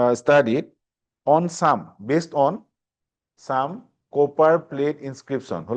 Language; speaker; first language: English; non-native, local second language; Assamese